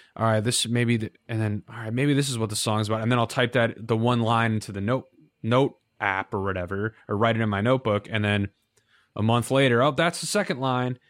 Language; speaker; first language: English; native; English